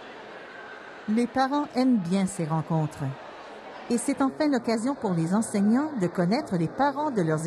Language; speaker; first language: French; native; French